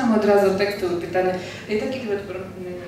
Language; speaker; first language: Polish; non-native, fluent; Georgian